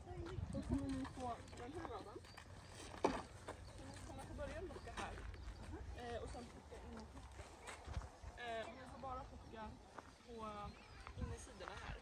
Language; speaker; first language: Swedish; native; Swedish